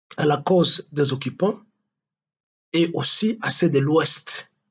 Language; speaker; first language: French; non-native, local second language; Swahili